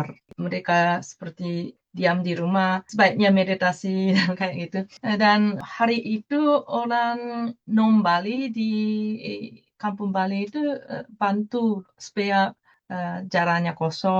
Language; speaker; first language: Indonesian; non-native, fluent; Japanese